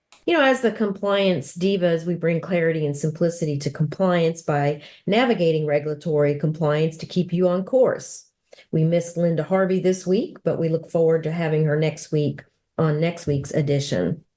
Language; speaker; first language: English; native; English